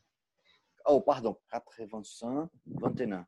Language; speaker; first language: French; non-native, learner; Portuguese